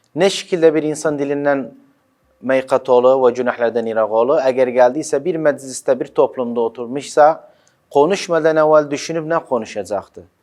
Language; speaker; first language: Turkish; native; Turkish